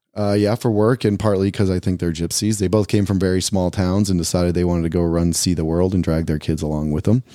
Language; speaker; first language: English; native; English